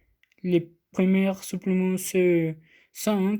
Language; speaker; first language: French; non-native, learner; Spanish